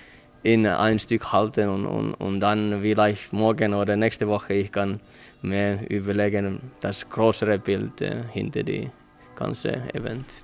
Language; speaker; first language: German; non-native, learner; Finnish